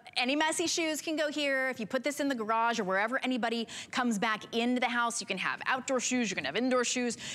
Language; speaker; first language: English; native; English